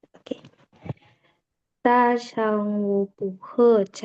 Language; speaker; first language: Chinese; non-native, learner; Indonesian